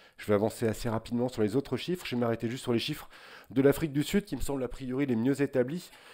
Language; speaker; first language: French; native; French